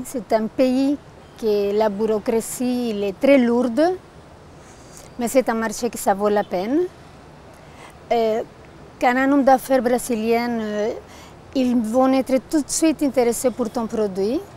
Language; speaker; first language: French; non-native, fluent; Portuguese